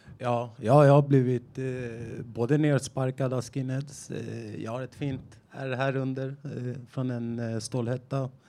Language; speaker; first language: Swedish; native; Swedish